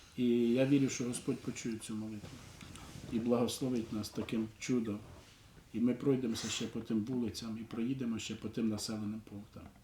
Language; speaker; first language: Ukrainian; non-native, local second language; Russian